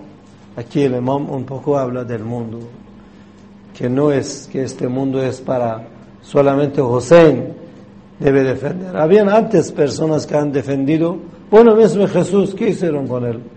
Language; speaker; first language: Spanish; non-native, fluent; Persian